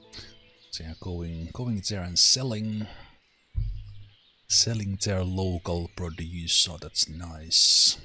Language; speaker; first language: English; non-native, fluent; Finnish